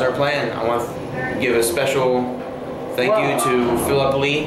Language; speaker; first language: English; native; English